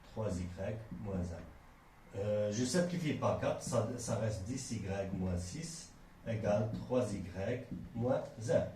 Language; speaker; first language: French; non-native, local second language; Arabic